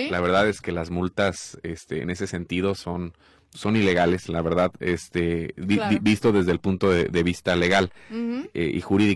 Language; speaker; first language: Spanish; native; Spanish